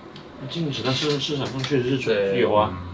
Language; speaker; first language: Chinese; native; Chinese